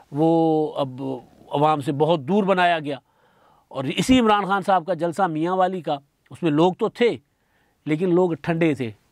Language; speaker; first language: Urdu; non-native, local second language; Sindhi